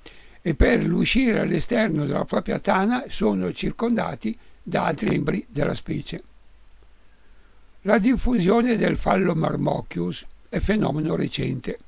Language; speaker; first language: Italian; native; Italian